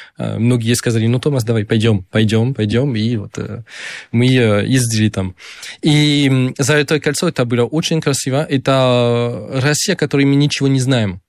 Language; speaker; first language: Russian; non-native, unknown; French